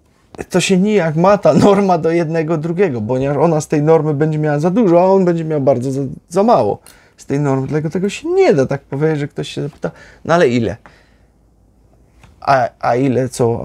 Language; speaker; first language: Polish; native; Polish